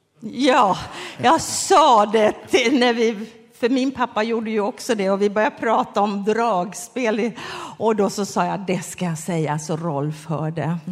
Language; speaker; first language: Swedish; native; Swedish